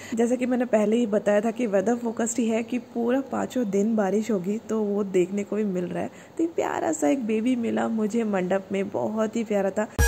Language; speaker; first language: Hindi; non-native, local second language; Bangla